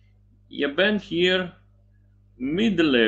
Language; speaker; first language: Dutch; non-native, learner; Polish